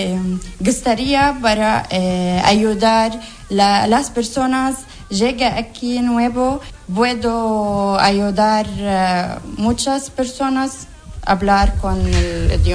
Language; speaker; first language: Spanish; non-native, learner; Arabic